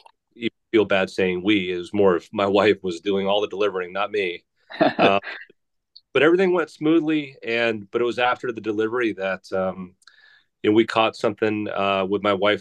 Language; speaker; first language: English; native; English